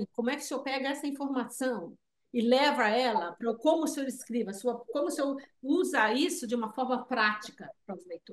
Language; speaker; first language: Portuguese; early bilingual, heritage; Portuguese